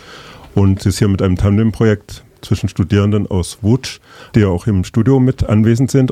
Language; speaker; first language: German; native; German